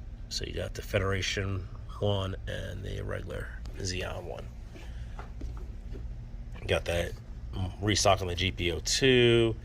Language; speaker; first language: English; native; English